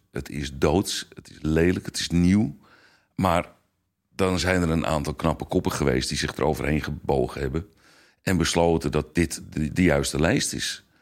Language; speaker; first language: Dutch; native; Dutch